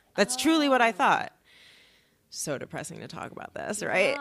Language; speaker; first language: English; native; English